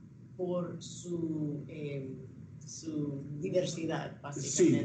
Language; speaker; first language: Spanish; non-native, fluent; English